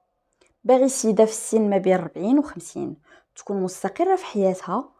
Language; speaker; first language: Arabic; native; Arabic